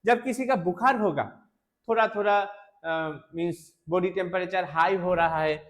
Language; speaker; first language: Hindi; non-native, local second language; Bangla